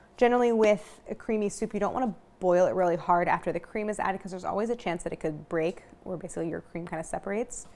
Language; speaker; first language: English; native; English